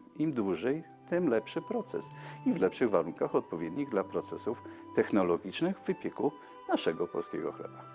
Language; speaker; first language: Polish; native; Polish